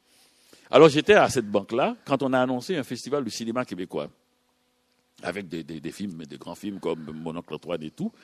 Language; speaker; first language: French; native; French